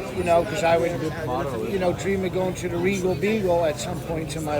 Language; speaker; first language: English; native; English